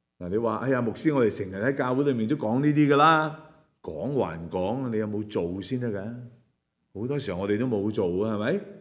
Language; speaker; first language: Chinese; non-native, local second language; Cantonese